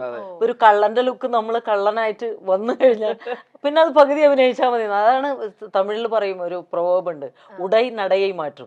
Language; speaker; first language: Malayalam; native; Malayalam